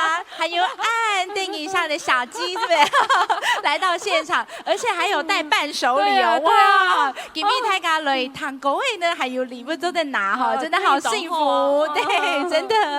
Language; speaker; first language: Chinese; native; Chinese